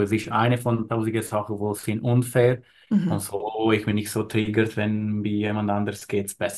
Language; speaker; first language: German; non-native, learner; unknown